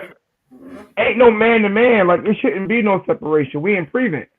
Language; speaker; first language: English; native; English